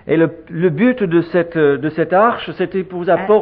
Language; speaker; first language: French; native; French